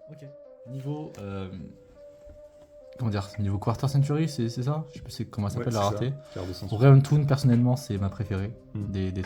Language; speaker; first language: French; native; French